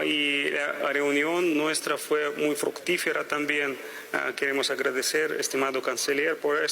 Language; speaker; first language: Spanish; non-native, fluent; Russian